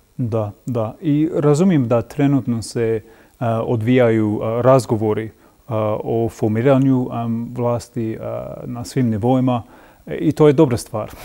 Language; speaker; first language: Croatian; non-native, fluent; English